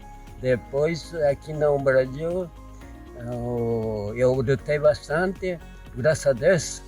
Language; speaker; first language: Portuguese; non-native, learner; Japanese